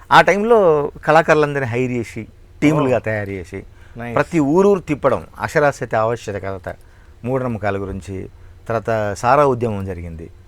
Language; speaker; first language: Telugu; native; Telugu